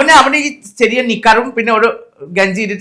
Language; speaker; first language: Malayalam; non-native, fluent; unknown